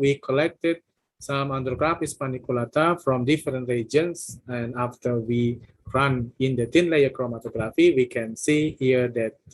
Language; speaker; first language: English; non-native, fluent; Indonesian